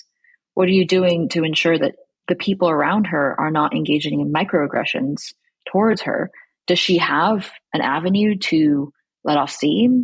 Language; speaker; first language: English; early bilingual, other home language; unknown